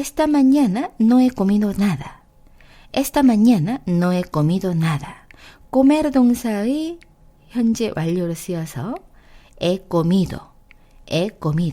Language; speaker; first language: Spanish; non-native, fluent; Korean